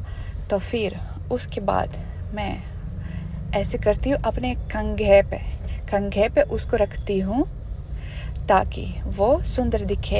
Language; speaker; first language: Hindi; non-native, fluent; Russian